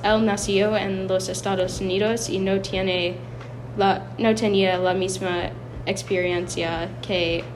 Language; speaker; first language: Spanish; non-native, learner; English